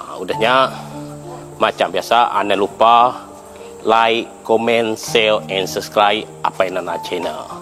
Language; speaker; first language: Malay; non-native, local second language; Iban